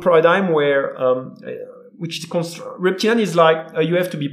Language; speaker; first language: English; non-native, fluent; French